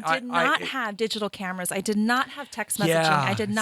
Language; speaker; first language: English; native; English